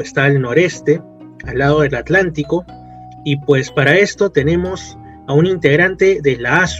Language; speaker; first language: Spanish; native; Spanish